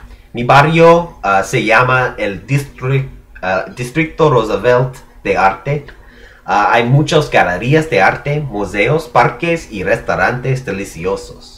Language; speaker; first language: Spanish; non-native, learner; English